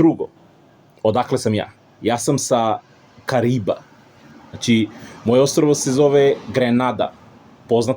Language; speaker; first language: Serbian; non-native, fluent; English